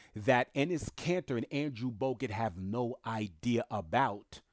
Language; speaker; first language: English; early bilingual, other home language; French